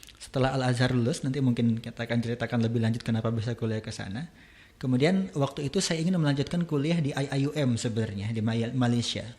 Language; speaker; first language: Indonesian; non-native, local second language; Sundanese